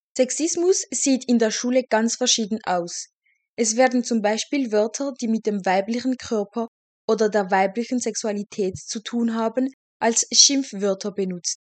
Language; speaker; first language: German; non-native, fluent; French